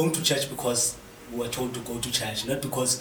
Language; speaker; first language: English; non-native, local second language; Xhosa